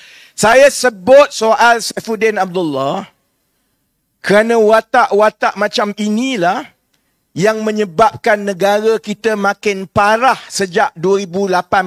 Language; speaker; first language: Malay; native; Malay